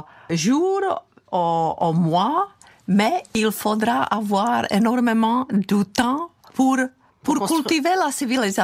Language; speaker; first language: French; non-native, fluent; Czech